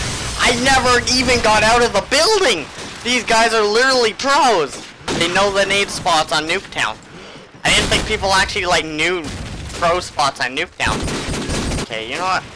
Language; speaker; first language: English; native; English